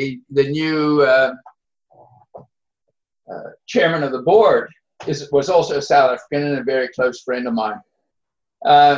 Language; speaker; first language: English; native; English